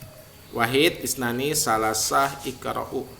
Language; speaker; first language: Arabic; non-native, fluent; Javanese